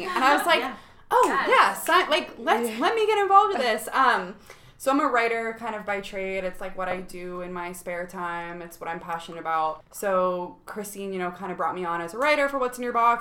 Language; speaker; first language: English; native; English